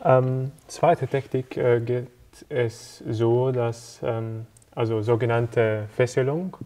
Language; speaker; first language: German; non-native, learner; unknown